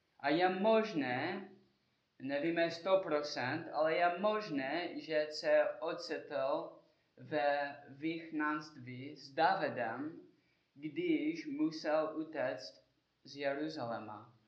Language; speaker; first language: Czech; non-native, learner; English